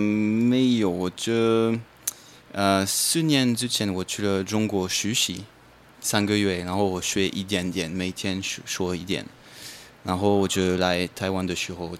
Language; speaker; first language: Chinese; non-native, learner; French